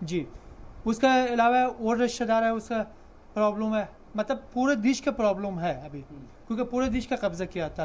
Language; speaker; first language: Hindi; non-native, learner; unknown